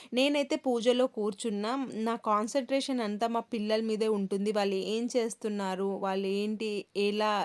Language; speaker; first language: Telugu; non-native, local second language; Kannada